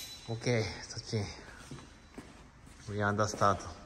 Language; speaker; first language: English; non-native, learner; Japanese